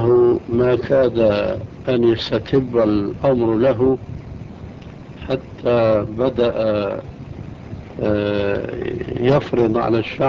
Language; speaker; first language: Arabic; native; Arabic